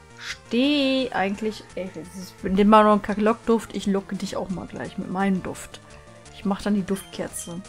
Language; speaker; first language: German; native; German